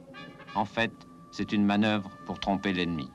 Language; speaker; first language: French; native; French